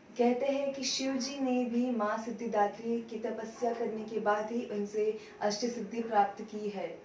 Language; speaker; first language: Hindi; non-native, local second language; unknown